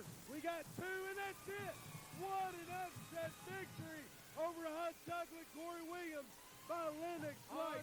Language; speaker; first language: English; native; English